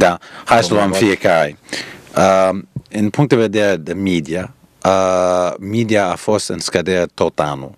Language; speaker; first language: Romanian; early bilingual, heritage; Romanian